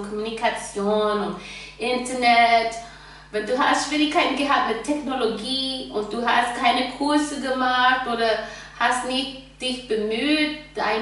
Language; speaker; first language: German; non-native, fluent; English